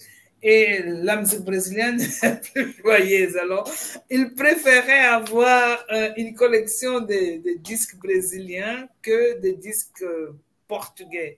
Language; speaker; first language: French; non-native, fluent; Portuguese